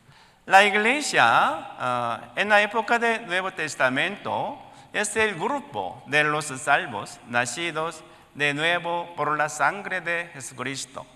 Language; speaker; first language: Spanish; non-native, learner; Korean